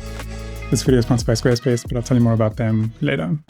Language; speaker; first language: English; native; English